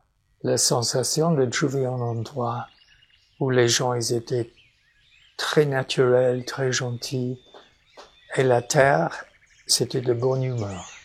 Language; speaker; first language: French; non-native, fluent; English